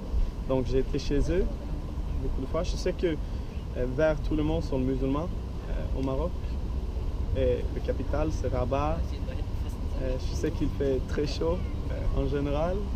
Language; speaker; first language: French; non-native, learner; Swedish